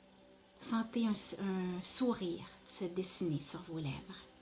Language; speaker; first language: French; native; French